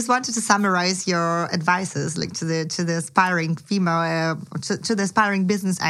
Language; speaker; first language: English; non-native, fluent; Ukrainian